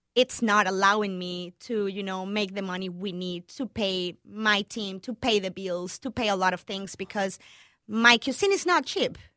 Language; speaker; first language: English; non-native, fluent; Spanish